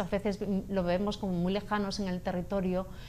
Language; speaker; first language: Spanish; native; Spanish